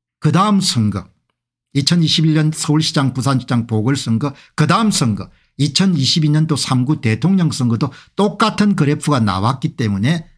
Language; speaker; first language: Korean; native; Korean